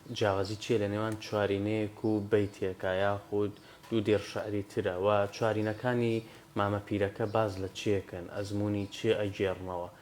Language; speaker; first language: Central Kurdish; native; Central Kurdish